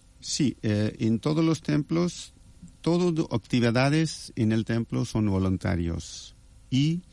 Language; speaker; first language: Spanish; non-native, fluent; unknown